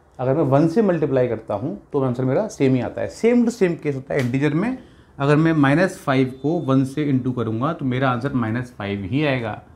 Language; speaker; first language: Hindi; native; Hindi